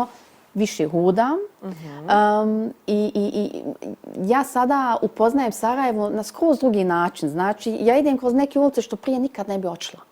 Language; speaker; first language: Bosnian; early bilingual, heritage; Bosnian